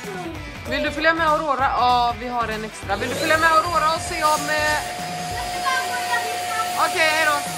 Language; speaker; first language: Swedish; native; Swedish